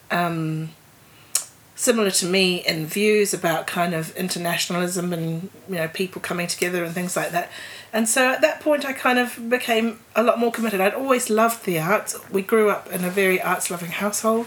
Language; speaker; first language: English; native; English